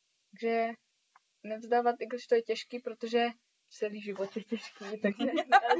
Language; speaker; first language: Czech; early bilingual, heritage; Czech